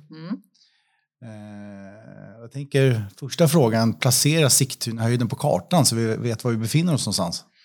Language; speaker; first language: Swedish; native; Swedish